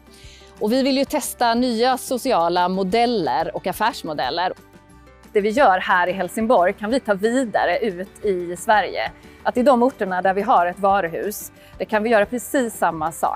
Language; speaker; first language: Swedish; native; Swedish